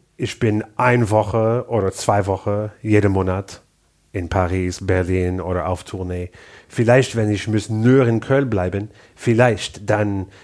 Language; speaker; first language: German; non-native, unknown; English